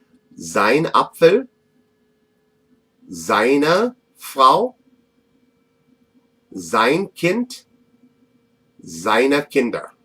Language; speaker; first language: German; non-native, fluent; English